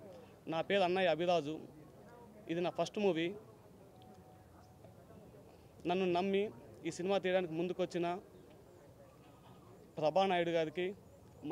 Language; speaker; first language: Telugu; native; Telugu